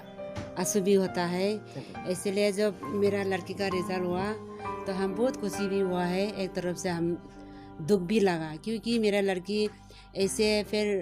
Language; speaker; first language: Hindi; non-native, local second language; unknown